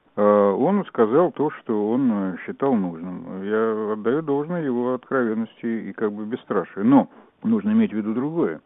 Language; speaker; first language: Russian; native; Russian